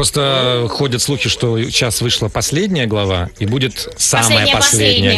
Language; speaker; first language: Russian; native; Russian